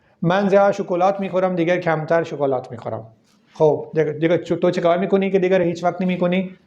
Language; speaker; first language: Persian; non-native, fluent; Urdu